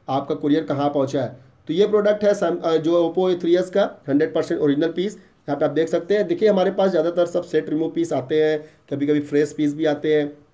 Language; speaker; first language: Hindi; native; Hindi